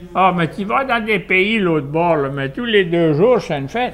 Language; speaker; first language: French; early bilingual, heritage; French